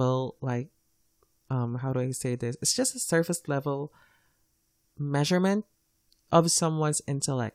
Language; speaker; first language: English; non-native, local second language; Filipino